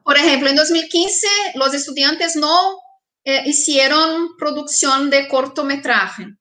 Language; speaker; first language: Spanish; non-native, fluent; Portuguese